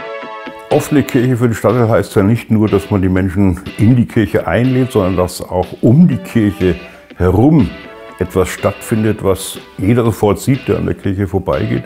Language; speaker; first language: German; native; German